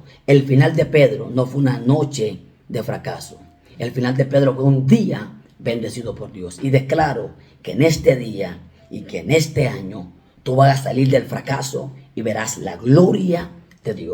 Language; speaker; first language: Spanish; native; Spanish